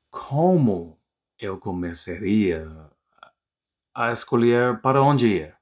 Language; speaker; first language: Portuguese; non-native, learner; English